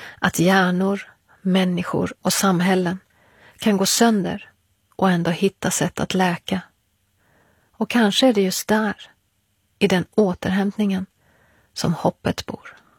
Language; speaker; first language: Swedish; early bilingual, other home language; Persian